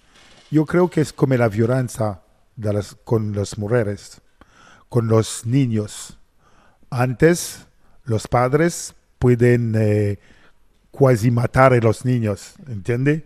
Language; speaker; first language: Spanish; non-native, learner; French